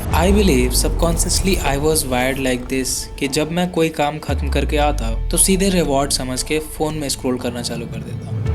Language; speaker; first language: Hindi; non-native, local second language; Bhojpuri